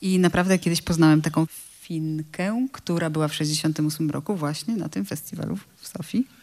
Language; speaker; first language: Polish; native; Polish